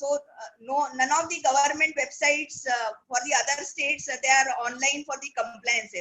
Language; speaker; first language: English; non-native, local second language; Marathi